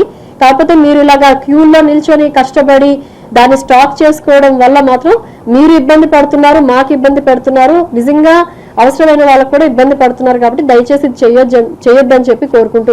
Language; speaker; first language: Telugu; native; Telugu